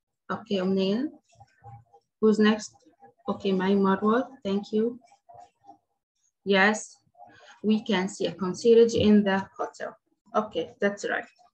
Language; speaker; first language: English; non-native, fluent; Arabic